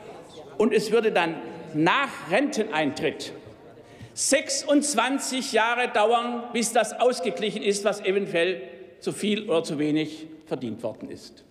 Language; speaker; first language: German; native; German